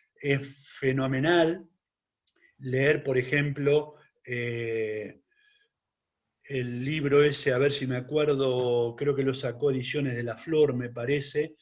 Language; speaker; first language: Spanish; native; Spanish